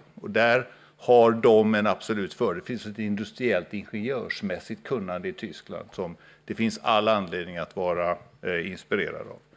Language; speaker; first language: Swedish; native; Swedish